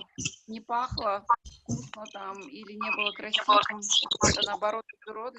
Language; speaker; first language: Russian; native; Russian